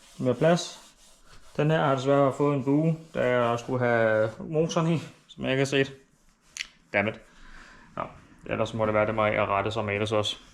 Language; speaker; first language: Danish; native; Danish